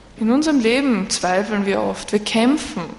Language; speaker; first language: German; non-native, learner; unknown